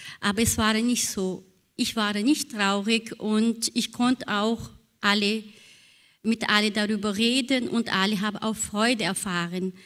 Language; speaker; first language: German; non-native, fluent; Portuguese